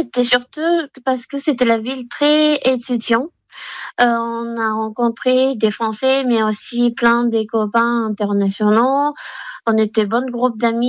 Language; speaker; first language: French; non-native, fluent; Japanese